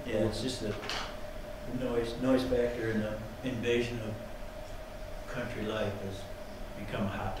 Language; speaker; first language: English; native; English